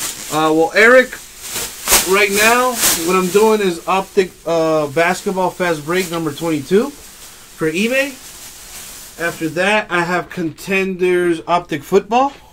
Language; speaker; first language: English; native; English